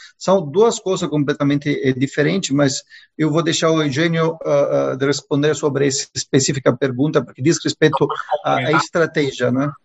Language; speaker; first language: Portuguese; non-native, fluent; Italian